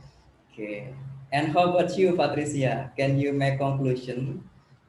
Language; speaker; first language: English; non-native, learner; Indonesian